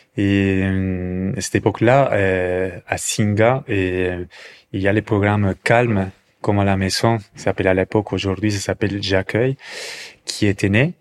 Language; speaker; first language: French; non-native, fluent; Spanish